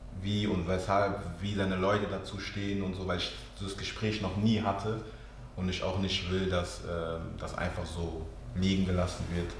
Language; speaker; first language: German; early bilingual, other home language; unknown